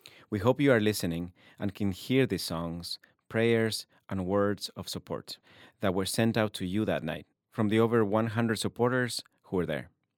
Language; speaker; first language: English; non-native, fluent; Spanish